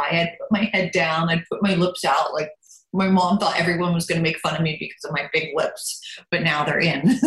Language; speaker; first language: English; early bilingual, other home language; German